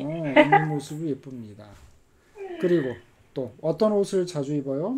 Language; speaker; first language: Korean; native; Korean